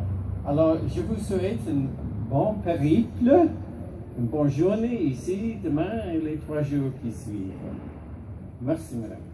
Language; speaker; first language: French; non-native, fluent; English